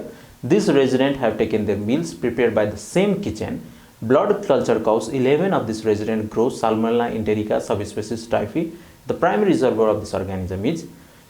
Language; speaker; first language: English; non-native, fluent; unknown